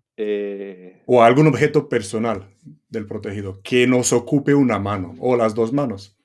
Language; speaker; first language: Spanish; non-native, fluent; Romanian